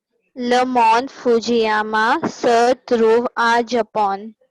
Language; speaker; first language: French; non-native, learner; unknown